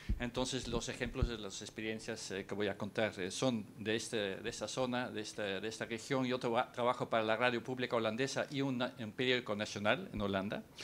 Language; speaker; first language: Spanish; non-native, fluent; Dutch